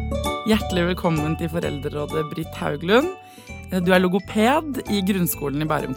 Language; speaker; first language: Norwegian; native; Norwegian